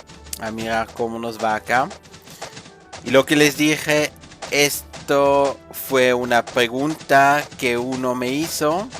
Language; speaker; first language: Spanish; non-native, fluent; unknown